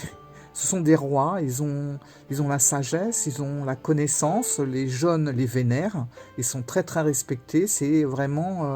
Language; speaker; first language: French; native; French